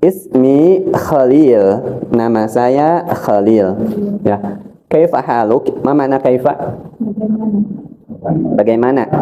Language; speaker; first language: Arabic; non-native, fluent; Indonesian